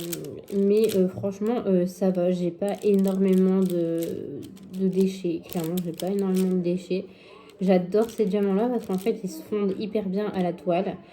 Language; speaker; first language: French; native; French